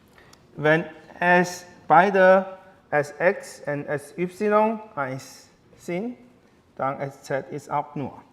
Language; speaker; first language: German; non-native, learner; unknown